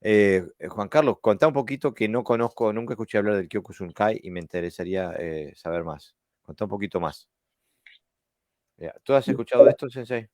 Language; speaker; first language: Spanish; native; Spanish